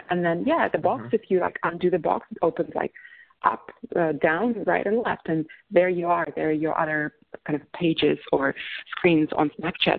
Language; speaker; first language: English; non-native, fluent; Russian